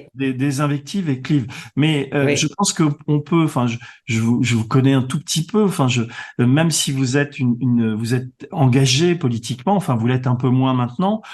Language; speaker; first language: French; native; French